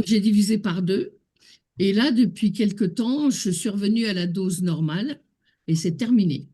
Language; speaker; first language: French; native; French